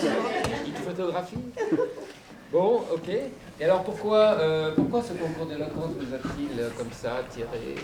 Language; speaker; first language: French; native; French